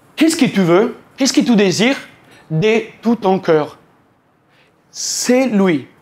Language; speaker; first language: French; non-native, learner; Italian